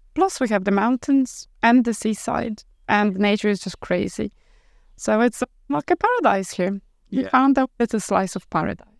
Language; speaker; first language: English; non-native, fluent; Polish